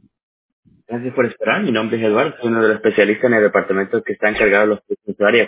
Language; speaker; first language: Spanish; early bilingual, heritage; Spanish